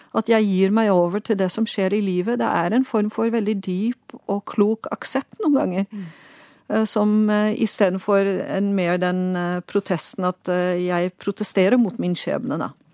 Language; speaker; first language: Norwegian; non-native, fluent; Dutch